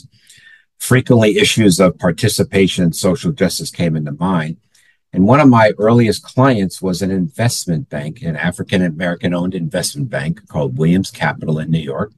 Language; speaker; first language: English; native; English